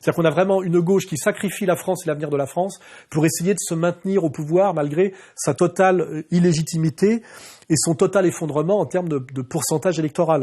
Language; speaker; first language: French; native; French